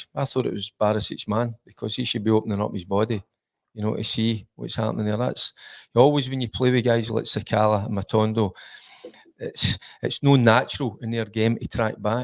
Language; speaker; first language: English; native; English